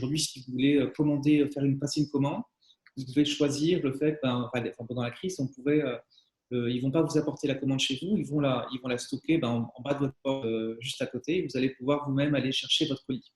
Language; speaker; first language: French; native; French